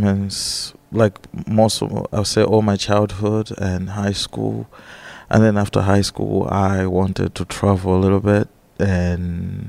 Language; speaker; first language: English; non-native, local second language; Nyanja